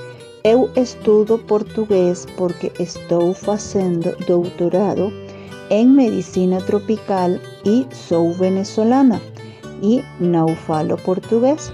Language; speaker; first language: Portuguese; non-native, learner; Spanish